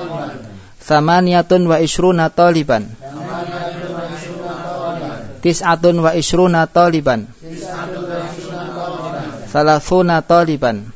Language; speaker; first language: Arabic; non-native, fluent; Indonesian